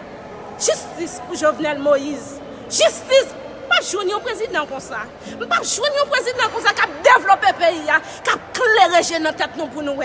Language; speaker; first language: Haitian Creole; native; Haitian Creole